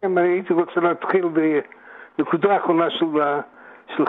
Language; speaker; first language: Hebrew; non-native, fluent; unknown